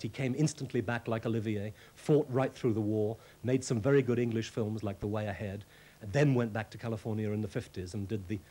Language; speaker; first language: English; native; English